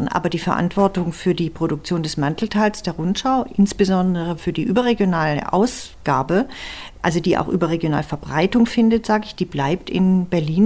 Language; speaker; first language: German; native; German